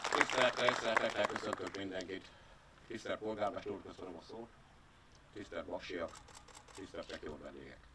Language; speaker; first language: Hungarian; native; Hungarian